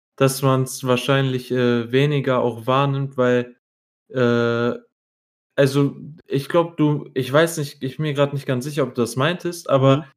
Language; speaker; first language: German; early bilingual, other home language; Arabic